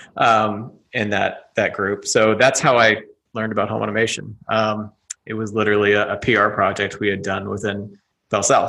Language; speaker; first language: English; native; English